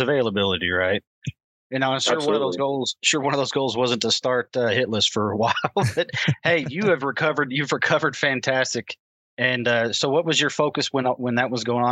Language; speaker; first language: English; native; English